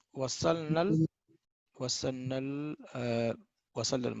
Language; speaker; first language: Arabic; non-native, fluent; Hindi